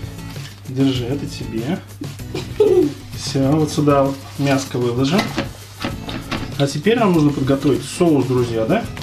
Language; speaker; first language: Russian; native; Russian